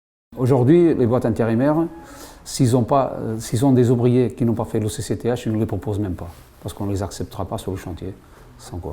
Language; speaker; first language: French; native; French